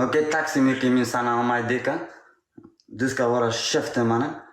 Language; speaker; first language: Swedish; non-native, learner; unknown